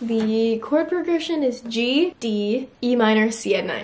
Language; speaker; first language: English; native; English